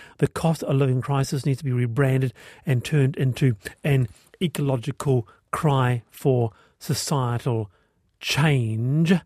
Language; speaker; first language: English; native; English